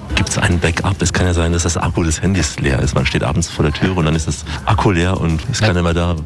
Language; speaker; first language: German; native; German